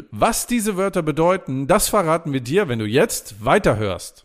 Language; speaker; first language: German; native; German